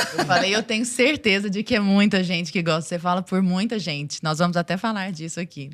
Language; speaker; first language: Portuguese; native; Portuguese